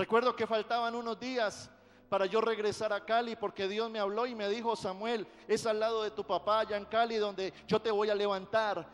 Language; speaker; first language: Spanish; native; Spanish